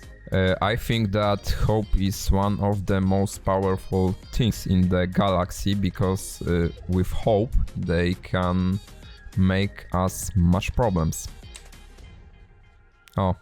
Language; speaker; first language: English; non-native, learner; Polish